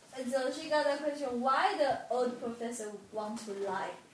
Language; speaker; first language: English; non-native, learner; Chinese